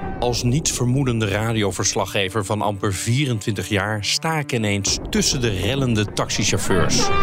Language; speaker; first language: Dutch; native; Dutch